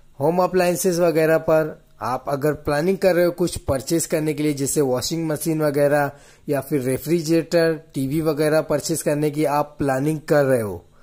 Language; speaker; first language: Hindi; native; Hindi